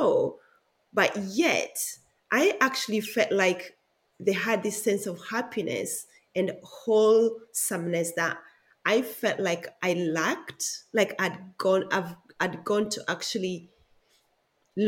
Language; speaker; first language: English; non-native, local second language; Luo (Kenya and Tanzania)